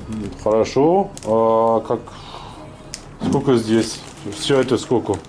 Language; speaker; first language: Russian; early bilingual, heritage; French